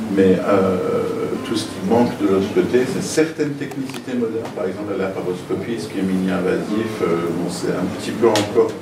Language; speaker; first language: French; non-native, fluent; Persian